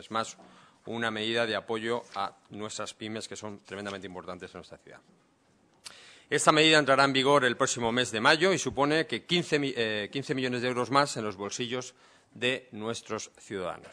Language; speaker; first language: Spanish; native; Spanish